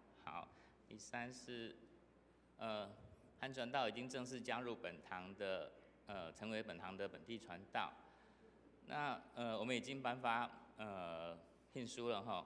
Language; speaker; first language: Chinese; native; Chinese